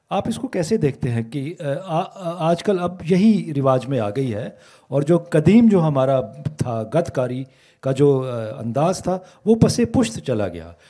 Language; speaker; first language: Urdu; native; Urdu